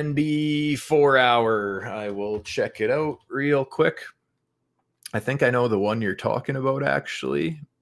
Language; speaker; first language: English; native; English